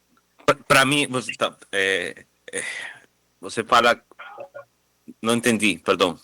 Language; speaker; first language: Portuguese; non-native, learner; Spanish